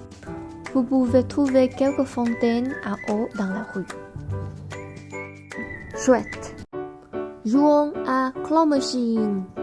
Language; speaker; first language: French; non-native, learner; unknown